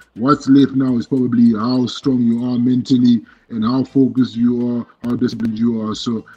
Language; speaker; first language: English; non-native, local second language; Shona